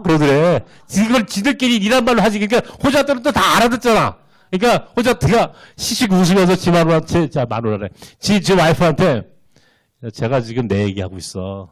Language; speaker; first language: Korean; native; Korean